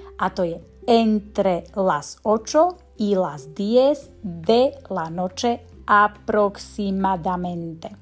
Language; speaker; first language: Spanish; non-native, fluent; Slovak